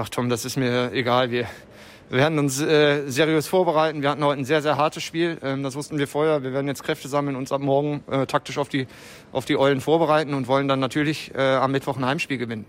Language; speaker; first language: German; native; German